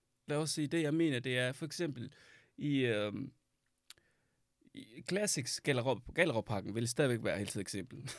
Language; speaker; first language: Danish; non-native, fluent; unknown